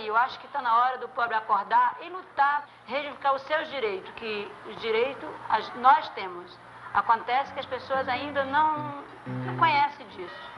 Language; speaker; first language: Portuguese; native; Portuguese